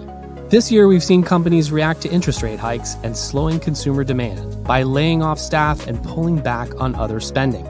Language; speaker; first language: English; native; English